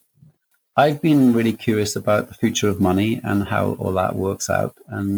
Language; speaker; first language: English; native; English